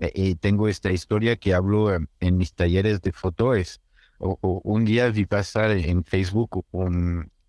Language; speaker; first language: Spanish; non-native, fluent; French